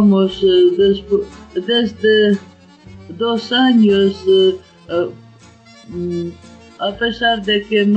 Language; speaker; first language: Spanish; non-native, learner; Ukrainian